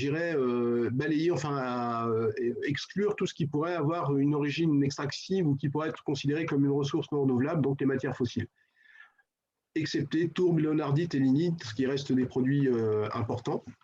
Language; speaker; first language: French; native; French